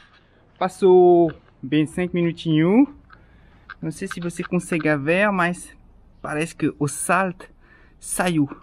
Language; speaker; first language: Portuguese; non-native, fluent; French